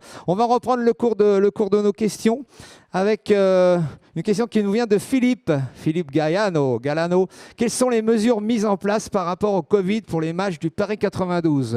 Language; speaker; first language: French; native; French